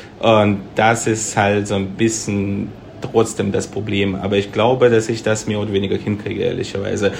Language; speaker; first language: German; non-native, fluent; Russian